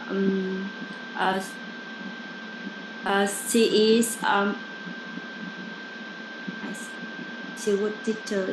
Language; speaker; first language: English; non-native, learner; Vietnamese